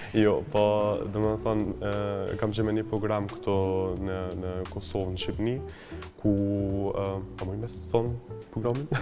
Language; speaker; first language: Albanian; early bilingual, heritage; Albanian